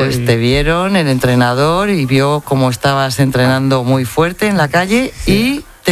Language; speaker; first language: Spanish; native; Spanish